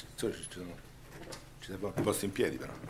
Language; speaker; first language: Italian; native; Italian